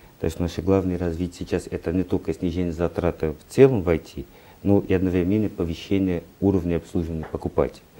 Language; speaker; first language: Russian; non-native, learner; Portuguese